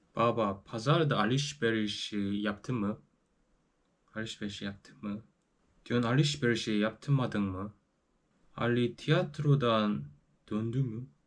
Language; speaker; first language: Turkish; non-native, learner; Korean